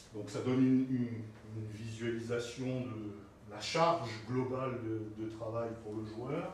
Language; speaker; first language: French; native; French